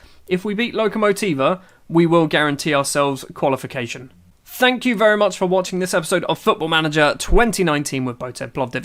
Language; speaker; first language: English; native; English